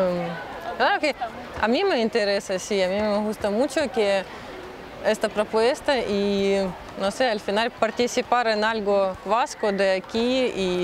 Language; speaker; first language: Spanish; non-native, learner; Russian